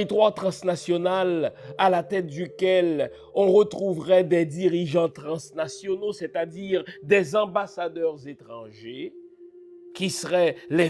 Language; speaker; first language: French; non-native, local second language; Haitian Creole